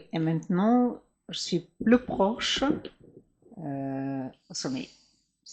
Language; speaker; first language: French; non-native, fluent; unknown